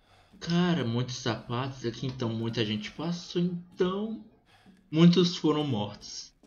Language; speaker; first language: Portuguese; native; Portuguese